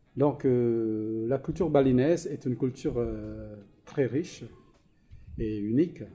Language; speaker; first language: French; non-native, fluent; Balinese